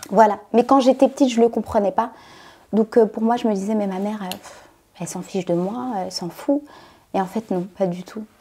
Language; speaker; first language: French; native; French